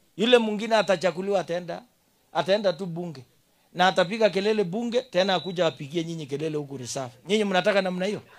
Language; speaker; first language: Swahili; non-native, local second language; Kalenjin